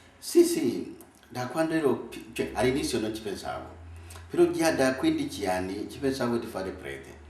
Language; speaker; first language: Italian; non-native, fluent; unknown